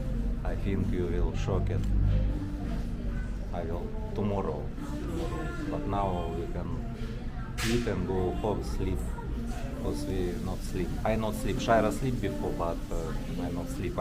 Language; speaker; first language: English; non-native, learner; Russian